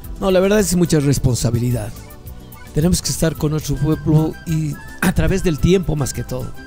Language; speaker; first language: Spanish; native; Spanish